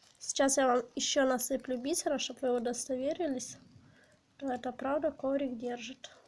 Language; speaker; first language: Russian; non-native, local second language; Ukrainian